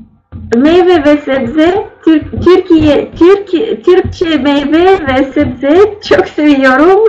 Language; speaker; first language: Turkish; non-native, learner; Russian